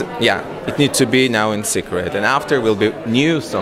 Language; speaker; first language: English; non-native, learner; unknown